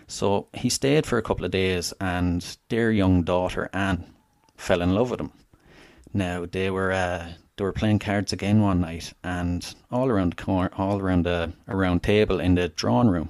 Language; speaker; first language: English; native; English